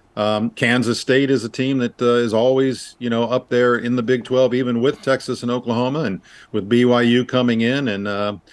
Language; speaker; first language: English; native; English